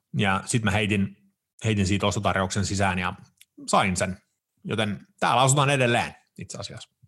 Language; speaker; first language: Finnish; early bilingual, heritage; Finnish